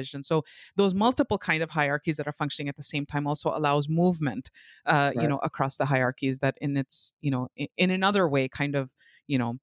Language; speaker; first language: English; non-native, local second language; Urdu